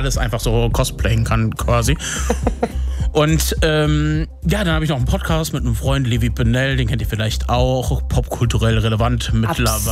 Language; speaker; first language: German; native; German